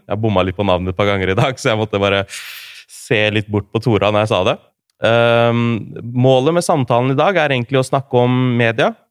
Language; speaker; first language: Norwegian; early bilingual, other home language; Urdu